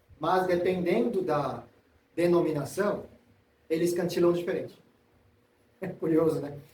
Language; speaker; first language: Portuguese; non-native, fluent; Korean